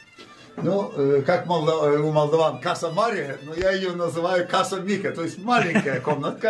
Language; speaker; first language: Russian; non-native, local second language; Gagauz